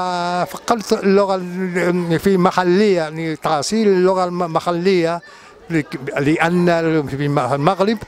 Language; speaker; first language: Arabic; non-native, learner; Japanese